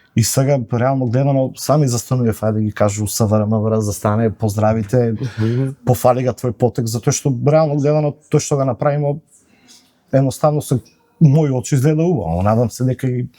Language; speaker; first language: Macedonian; native; Macedonian